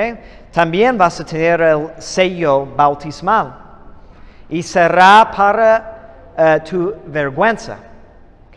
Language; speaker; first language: Spanish; non-native, fluent; English